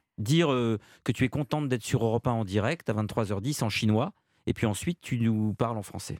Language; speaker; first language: French; native; French